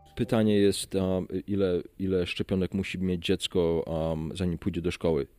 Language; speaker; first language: Polish; early bilingual, heritage; Polish